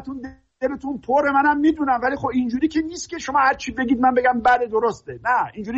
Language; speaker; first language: Persian; native; Persian